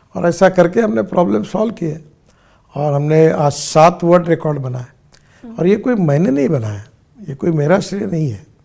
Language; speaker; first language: Hindi; non-native, local second language; Marathi